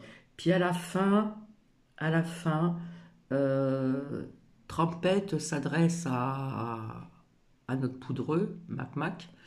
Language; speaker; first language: French; native; French